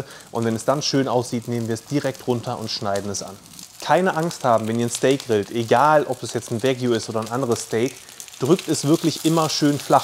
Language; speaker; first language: German; native; German